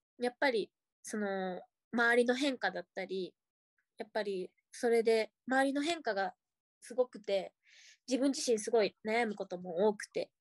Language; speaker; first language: Japanese; native; Japanese